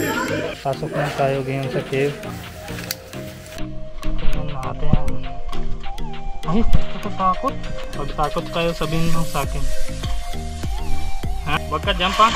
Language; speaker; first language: Filipino; non-native, learner; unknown